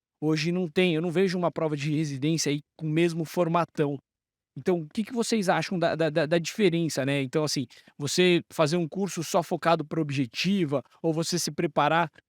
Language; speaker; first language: Portuguese; native; Portuguese